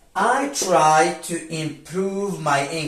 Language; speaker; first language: English; non-native, fluent; Arabic